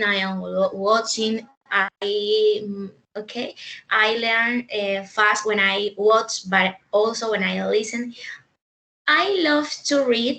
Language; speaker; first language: English; non-native, learner; Spanish